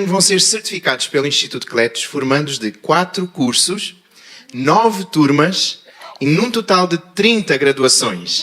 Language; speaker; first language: Portuguese; native; Portuguese